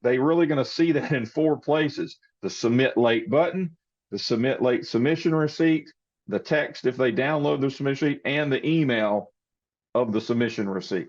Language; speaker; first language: English; native; English